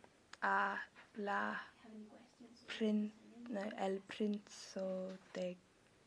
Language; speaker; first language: Spanish; non-native, learner; English